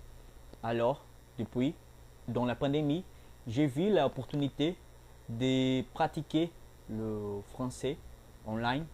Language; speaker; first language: French; non-native, learner; Portuguese